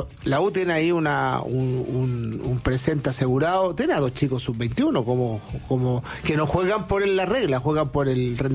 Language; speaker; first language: Spanish; native; Spanish